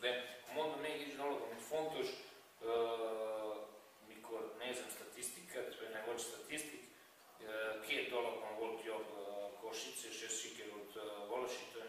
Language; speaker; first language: Hungarian; non-native, learner; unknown